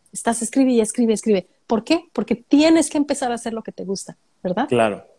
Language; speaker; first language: Spanish; native; Spanish